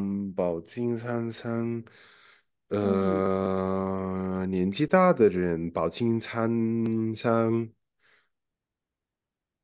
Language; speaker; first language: Chinese; non-native, fluent; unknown